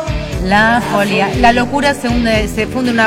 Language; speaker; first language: Spanish; native; Spanish